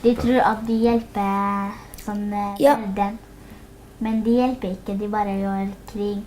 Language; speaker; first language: Norwegian; early bilingual, other home language; Arabic